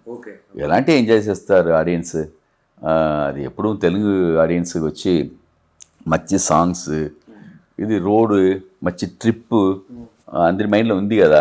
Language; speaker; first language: Telugu; non-native, learner; Tamil